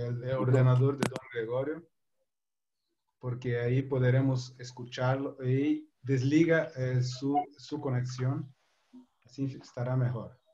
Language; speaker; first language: Spanish; non-native, fluent; Portuguese